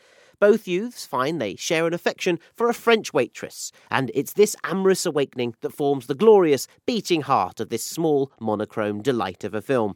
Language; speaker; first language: English; native; English